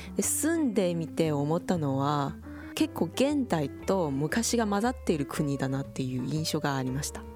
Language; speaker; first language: Japanese; non-native, fluent; Chinese